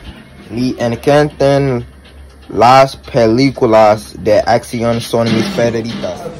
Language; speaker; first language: Spanish; non-native, learner; English